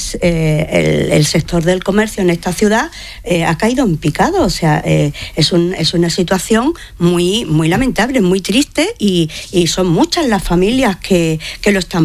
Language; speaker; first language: Spanish; native; Spanish